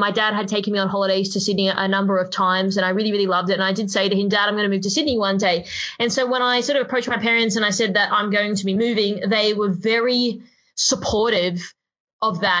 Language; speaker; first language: English; native; English